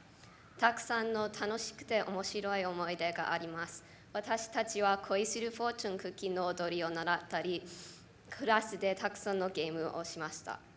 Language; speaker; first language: Japanese; non-native, learner; English